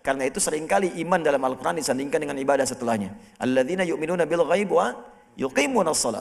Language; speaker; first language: Indonesian; native; Indonesian